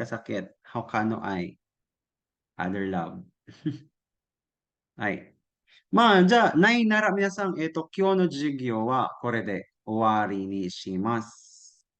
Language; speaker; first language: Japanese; non-native, fluent; Cebuano